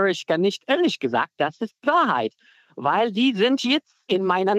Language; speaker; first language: German; non-native, fluent; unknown